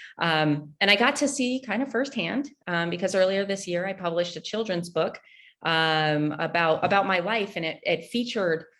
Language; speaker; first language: English; native; English